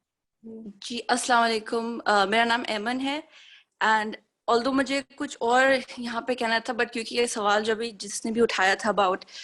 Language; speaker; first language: Hindi; native; Hindi